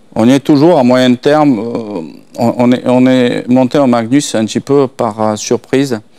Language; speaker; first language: French; non-native, fluent; Slovak